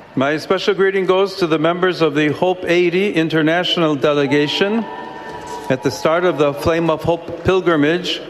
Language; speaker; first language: English; native; English